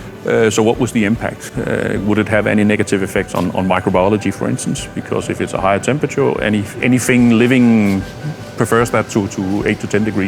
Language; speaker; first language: English; non-native, fluent; Danish